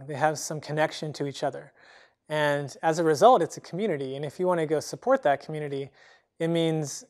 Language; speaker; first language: English; native; English